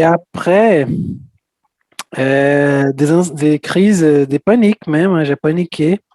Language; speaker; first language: French; non-native, fluent; Portuguese